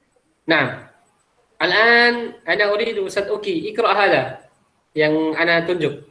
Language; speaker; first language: Arabic; non-native, fluent; Indonesian